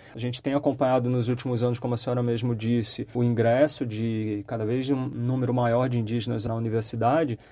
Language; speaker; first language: Portuguese; native; Portuguese